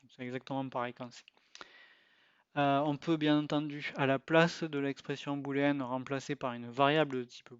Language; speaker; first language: French; native; French